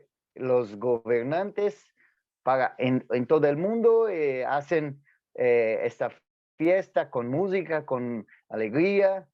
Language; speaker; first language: Spanish; non-native, fluent; Portuguese